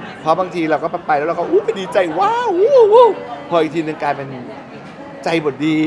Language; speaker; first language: Thai; native; Thai